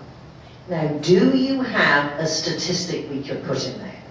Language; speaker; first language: English; native; English